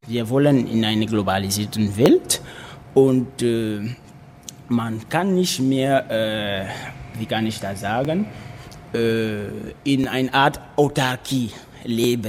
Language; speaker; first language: German; non-native, fluent; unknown